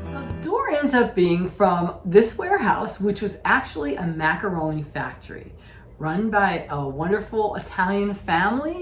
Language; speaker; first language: English; native; English